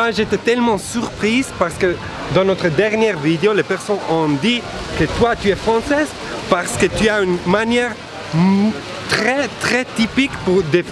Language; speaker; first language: French; non-native, learner; Spanish